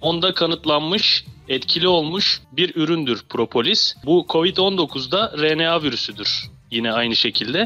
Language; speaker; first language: Turkish; native; Turkish